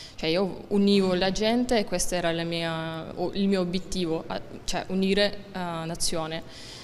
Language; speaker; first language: Italian; non-native, fluent; Russian